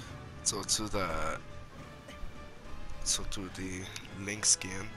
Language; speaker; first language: German; non-native, learner; English